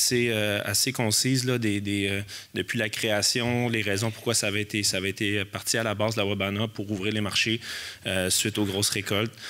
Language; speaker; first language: French; native; French